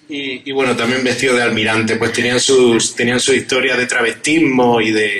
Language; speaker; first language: Spanish; native; Spanish